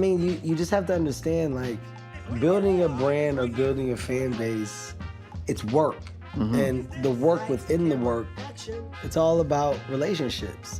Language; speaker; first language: English; native; English